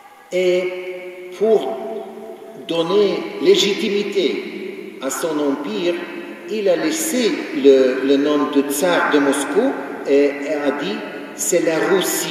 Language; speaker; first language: French; non-native, fluent; Ukrainian